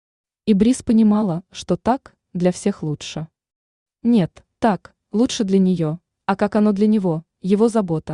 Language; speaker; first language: Russian; native; Russian